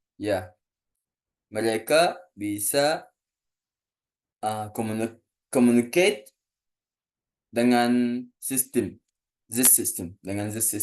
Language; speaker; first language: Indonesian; non-native, learner; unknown